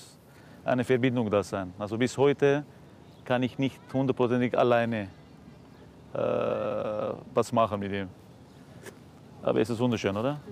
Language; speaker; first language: German; non-native, fluent; Arabic